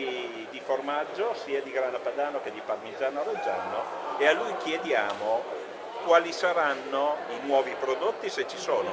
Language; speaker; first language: Italian; native; Italian